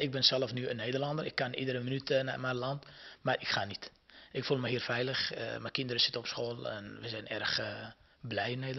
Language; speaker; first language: Dutch; non-native, fluent; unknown